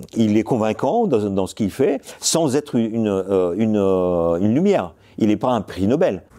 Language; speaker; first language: French; non-native, fluent; Russian